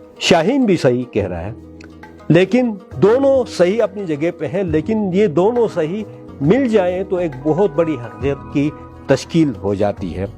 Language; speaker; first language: Urdu; non-native, local second language; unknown